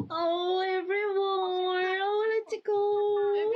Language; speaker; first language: English; non-native, learner; Korean